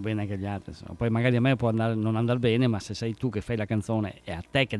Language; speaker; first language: Italian; native; Italian